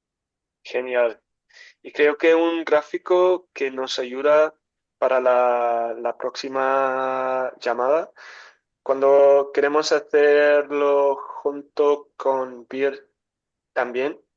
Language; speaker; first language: Spanish; non-native, learner; English